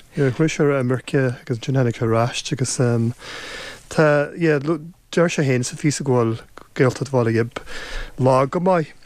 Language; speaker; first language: Irish; native; Irish